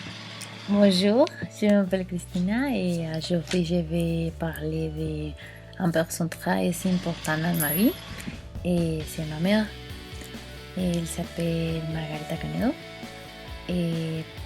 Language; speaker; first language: French; non-native, learner; Spanish